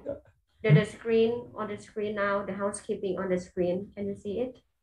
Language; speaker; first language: English; non-native, fluent; Thai